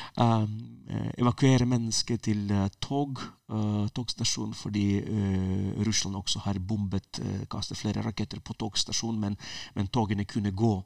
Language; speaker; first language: Norwegian; non-native, fluent; Ukrainian